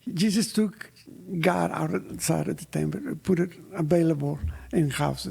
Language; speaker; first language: English; non-native, fluent; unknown